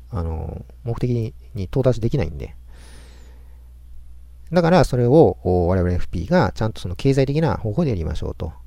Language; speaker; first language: Japanese; native; Japanese